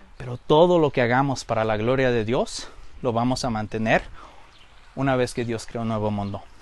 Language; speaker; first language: Spanish; early bilingual, heritage; Spanish